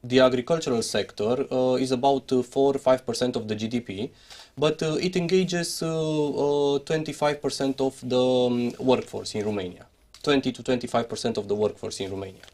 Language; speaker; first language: English; non-native, fluent; Romanian